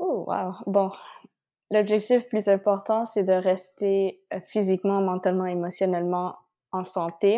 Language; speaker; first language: French; non-native, local second language; Spanish